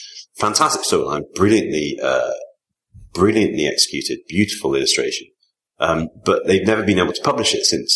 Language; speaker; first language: English; native; English